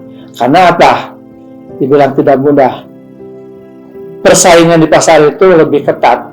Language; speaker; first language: Indonesian; non-native, local second language; Sundanese